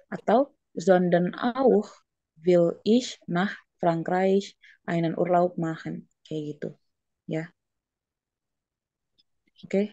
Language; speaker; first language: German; non-native, fluent; Indonesian